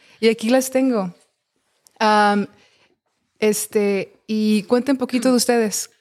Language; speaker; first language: Spanish; early bilingual, heritage; Spanish